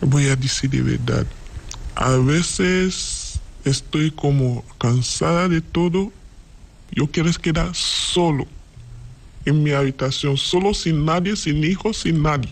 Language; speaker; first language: Spanish; non-native, learner; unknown